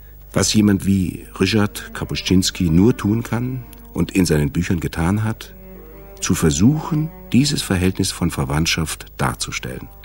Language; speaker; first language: German; native; German